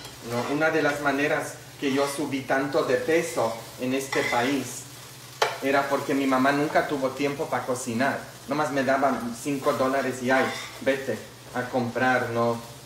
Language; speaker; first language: Spanish; non-native, fluent; Polish